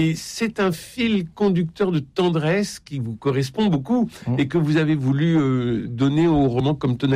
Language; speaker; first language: French; native; French